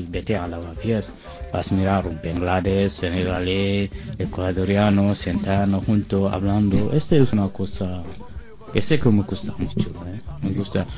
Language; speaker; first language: Spanish; non-native, learner; French